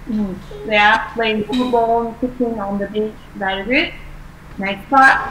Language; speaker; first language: English; non-native, fluent; Vietnamese